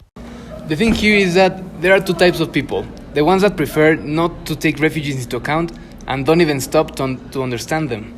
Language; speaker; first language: English; non-native, fluent; Spanish